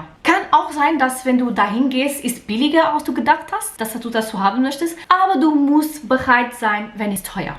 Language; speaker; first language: German; non-native, learner; Portuguese